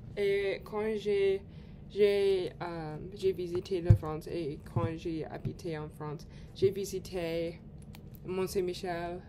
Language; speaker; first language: French; non-native, learner; English